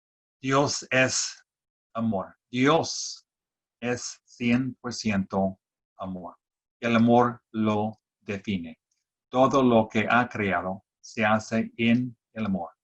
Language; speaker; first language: Spanish; non-native, fluent; English